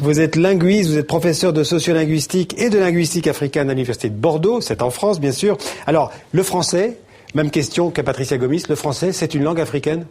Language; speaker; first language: French; native; French